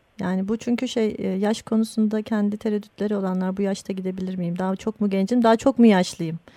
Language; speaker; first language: Turkish; native; Turkish